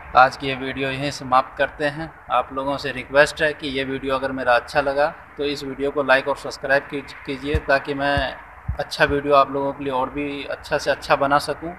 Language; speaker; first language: Hindi; native; Hindi